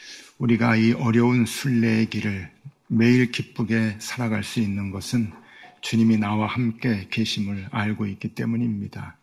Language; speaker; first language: Korean; native; Korean